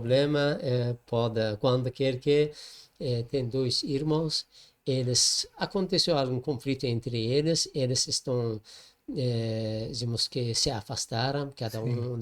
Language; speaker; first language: Portuguese; non-native, learner; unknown